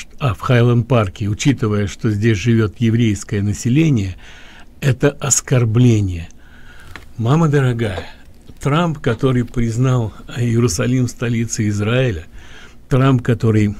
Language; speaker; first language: Russian; native; Russian